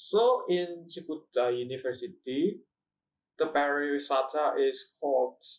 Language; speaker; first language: English; non-native, learner; Indonesian